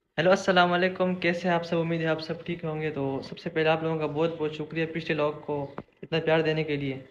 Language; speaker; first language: Urdu; non-native, local second language; Pashto